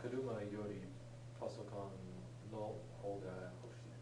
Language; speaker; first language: Japanese; non-native, learner; English